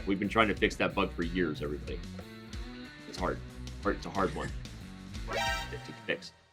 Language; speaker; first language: English; native; English